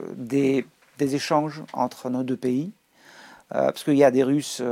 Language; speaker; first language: French; non-native, fluent; Russian